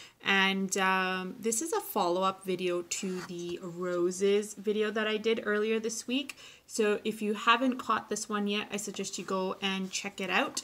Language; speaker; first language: English; native; English